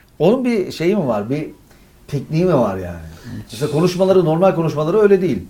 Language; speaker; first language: Turkish; native; Turkish